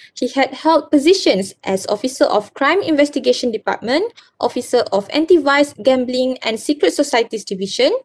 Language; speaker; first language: English; non-native, local second language; Malay